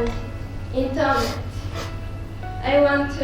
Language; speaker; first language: English; non-native, learner; Japanese